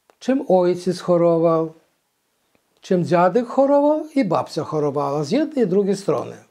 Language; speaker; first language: Polish; early bilingual, heritage; Polish